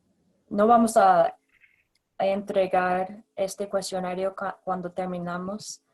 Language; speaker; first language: Spanish; non-native, fluent; English